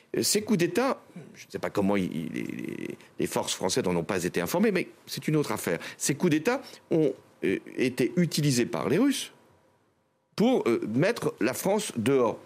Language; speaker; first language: French; native; French